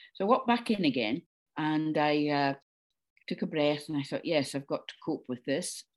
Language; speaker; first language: English; native; English